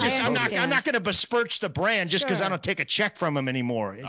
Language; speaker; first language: English; native; English